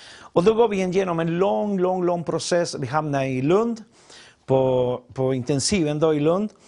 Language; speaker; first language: Swedish; non-native, fluent; Spanish